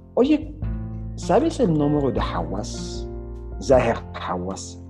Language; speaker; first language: Spanish; non-native, fluent; Arabic